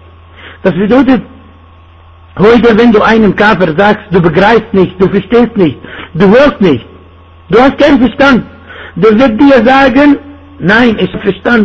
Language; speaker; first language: German; non-native, fluent; Arabic